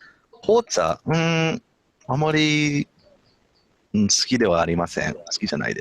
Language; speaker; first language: Japanese; non-native, fluent; English